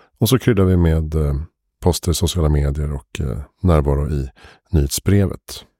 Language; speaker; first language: Swedish; native; Swedish